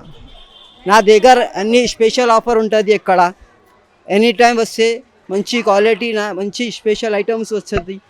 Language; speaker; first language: Telugu; non-native, local second language; Urdu